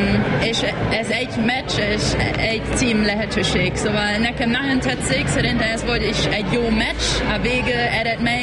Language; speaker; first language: Hungarian; non-native, learner; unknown